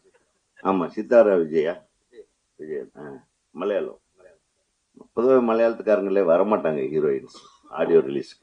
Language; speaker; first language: Tamil; native; Tamil